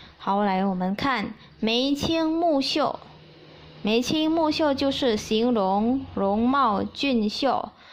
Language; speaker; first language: Chinese; early bilingual, heritage; Chinese